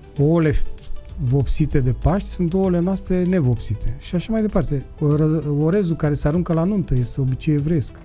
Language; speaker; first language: Romanian; native; Romanian